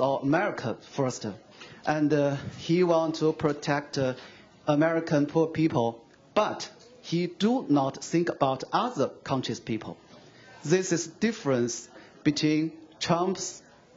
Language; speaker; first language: English; non-native, fluent; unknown